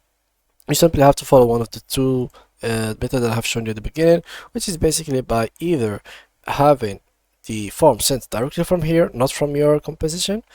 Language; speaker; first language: English; non-native, fluent; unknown